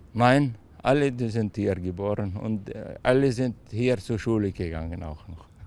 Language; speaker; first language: German; non-native, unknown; Arabic